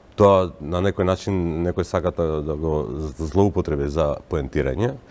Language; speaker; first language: Macedonian; non-native, local second language; Albanian